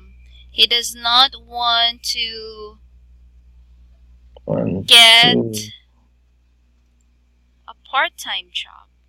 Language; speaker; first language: English; non-native, fluent; Filipino